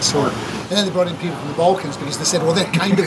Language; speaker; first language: English; native; English